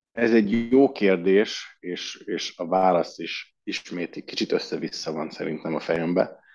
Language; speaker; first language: Hungarian; early bilingual, heritage; Hungarian